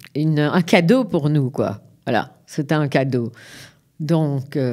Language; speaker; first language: French; native; French